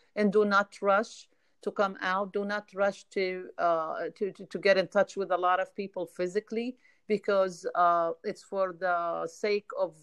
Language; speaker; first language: English; non-native, fluent; Arabic